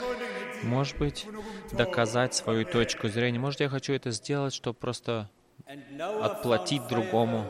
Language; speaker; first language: Russian; non-native, fluent; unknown